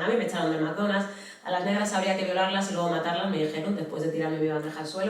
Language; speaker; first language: Spanish; native; Spanish